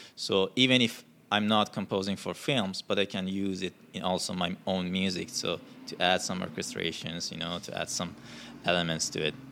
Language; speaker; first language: English; non-native, fluent; Persian